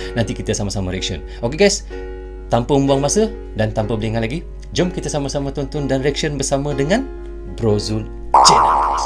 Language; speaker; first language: Malay; native; Malay